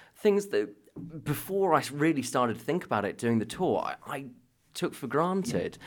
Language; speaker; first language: English; native; English